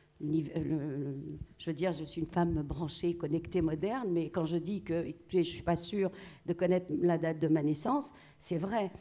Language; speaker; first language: French; non-native, local second language; Arabic